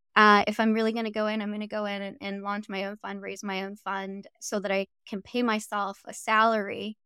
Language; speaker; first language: English; native; English